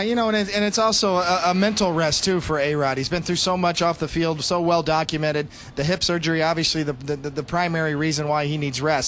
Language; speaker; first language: English; native; English